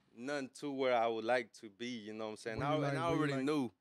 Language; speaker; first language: English; native; English